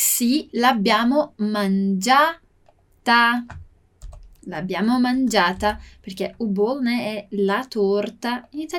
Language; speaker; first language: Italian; non-native, fluent; Portuguese